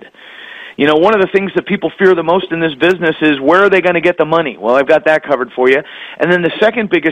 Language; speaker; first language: English; native; English